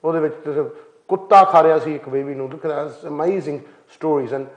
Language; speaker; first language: Punjabi; early bilingual, heritage; Punjabi